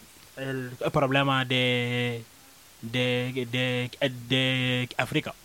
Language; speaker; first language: Spanish; non-native, learner; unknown